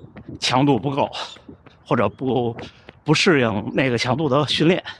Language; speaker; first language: Chinese; native; Chinese